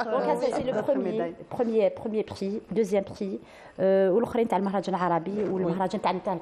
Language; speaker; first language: Arabic; native; Arabic